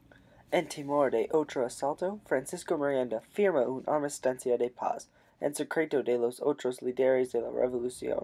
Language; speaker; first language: Spanish; non-native, learner; English